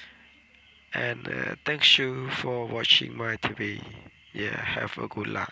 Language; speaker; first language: English; non-native, learner; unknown